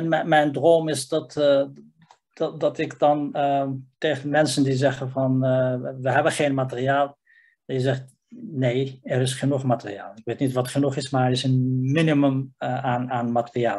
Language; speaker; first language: Dutch; non-native, fluent; Riffian